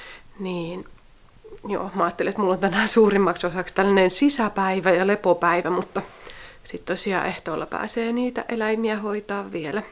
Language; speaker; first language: Finnish; native; Finnish